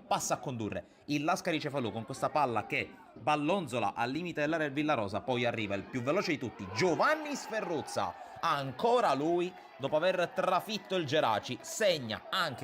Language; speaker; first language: Italian; native; Italian